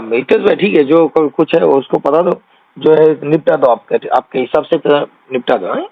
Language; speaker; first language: Hindi; non-native, local second language; Gujarati